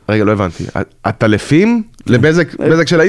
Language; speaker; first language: Hebrew; native; Hebrew